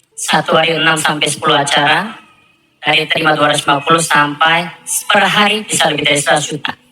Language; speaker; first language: Indonesian; non-native, fluent; Korean